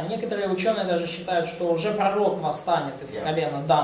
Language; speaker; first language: Russian; native; Russian